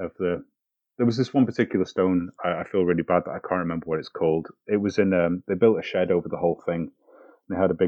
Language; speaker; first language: English; native; English